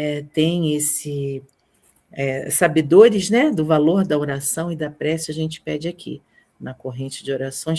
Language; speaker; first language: Portuguese; native; Portuguese